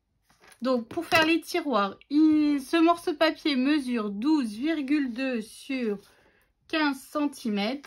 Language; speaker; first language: French; native; French